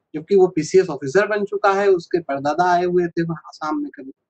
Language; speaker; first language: Hindi; non-native, local second language; Assamese